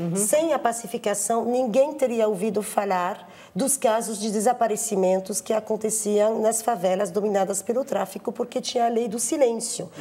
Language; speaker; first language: Portuguese; non-native, fluent; Arabic